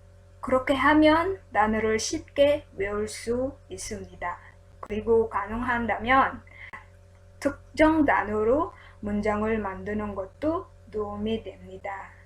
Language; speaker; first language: Korean; non-native, learner; Filipino